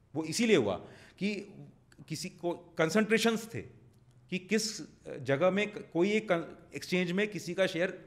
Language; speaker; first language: Hindi; non-native, local second language; Marwari